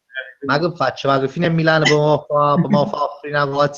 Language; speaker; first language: Italian; native; Italian